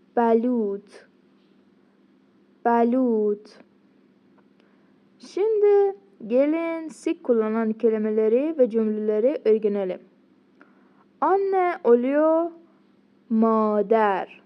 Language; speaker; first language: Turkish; non-native, fluent; Persian